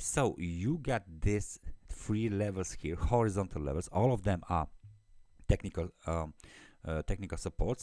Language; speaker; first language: English; non-native, fluent; Polish